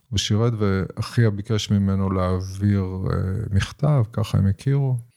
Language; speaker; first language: Hebrew; native; Hebrew